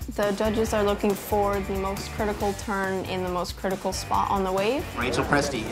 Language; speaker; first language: English; native; English